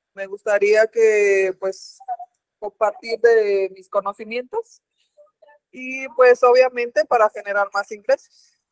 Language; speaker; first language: Spanish; native; Spanish